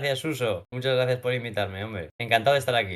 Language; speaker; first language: Spanish; native; Spanish